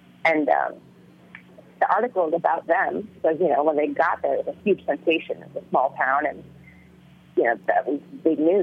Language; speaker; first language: English; early bilingual, other home language; Vietnamese